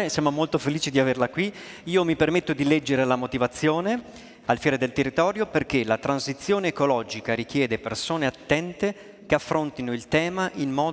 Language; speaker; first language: Italian; native; Italian